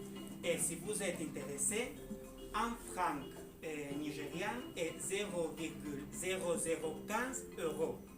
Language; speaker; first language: French; non-native, learner; Spanish